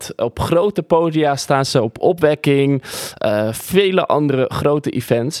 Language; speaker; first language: Dutch; native; Dutch